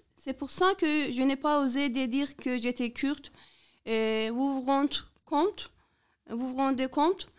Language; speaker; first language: French; non-native, learner; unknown